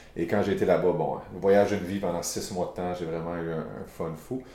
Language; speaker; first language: French; native; French